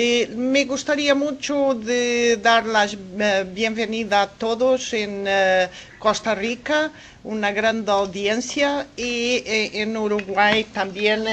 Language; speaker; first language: Spanish; non-native, fluent; Portuguese